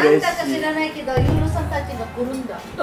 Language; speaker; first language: Japanese; non-native, fluent; Filipino